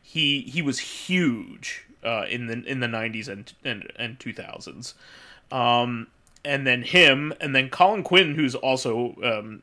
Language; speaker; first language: English; native; English